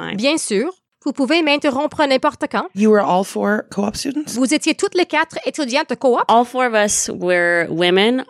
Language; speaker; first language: French; native; French